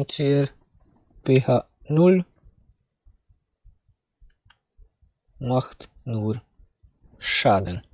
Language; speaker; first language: German; non-native, fluent; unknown